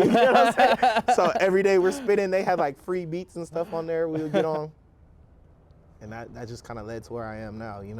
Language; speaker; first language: English; native; English